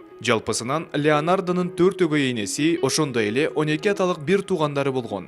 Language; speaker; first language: Kyrgyz; native; Kyrgyz